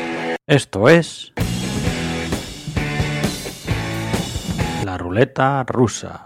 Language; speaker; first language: Spanish; native; Spanish